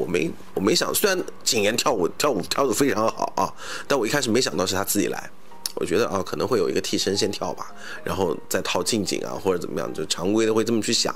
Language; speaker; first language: Chinese; native; Chinese